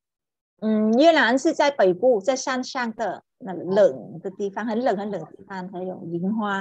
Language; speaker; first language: Chinese; non-native, fluent; Vietnamese